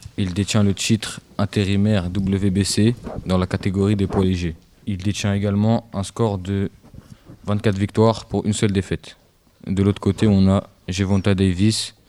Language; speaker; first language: French; native; French